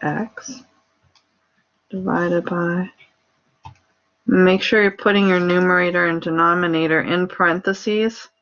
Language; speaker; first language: English; native; English